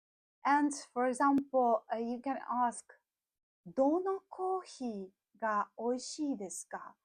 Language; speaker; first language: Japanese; non-native, fluent; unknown